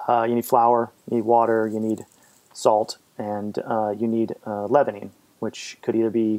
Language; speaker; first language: English; native; English